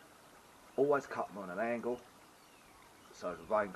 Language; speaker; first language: English; native; English